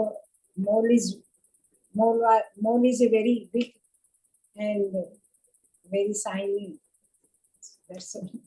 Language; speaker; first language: English; non-native, learner; Hindi